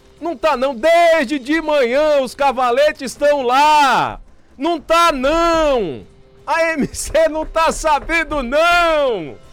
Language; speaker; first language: Portuguese; native; Portuguese